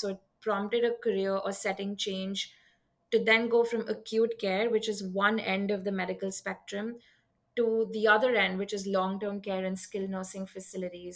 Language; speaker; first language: English; non-native, local second language; Hindi